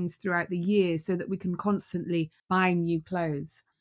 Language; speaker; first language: English; native; English